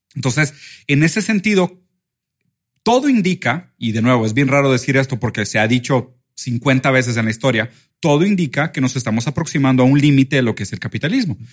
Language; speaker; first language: Spanish; early bilingual, other home language; Portuguese